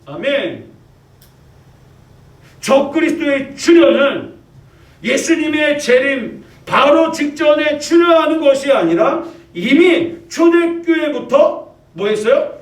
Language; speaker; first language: Korean; native; Korean